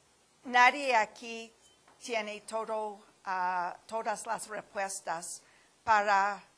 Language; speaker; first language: Spanish; non-native, fluent; English